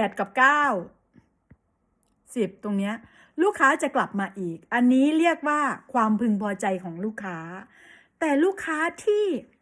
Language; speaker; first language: Thai; native; Thai